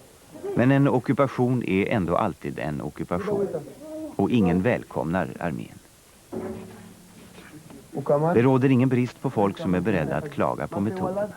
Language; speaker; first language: Swedish; native; Swedish